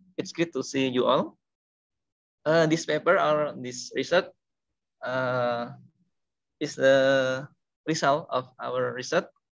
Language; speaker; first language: English; non-native, learner; Indonesian